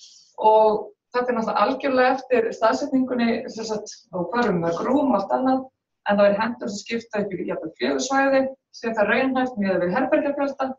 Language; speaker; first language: Icelandic; native; Icelandic